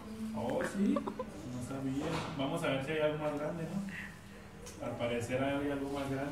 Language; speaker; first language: Spanish; native; Spanish